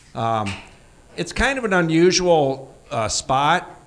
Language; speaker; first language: English; native; English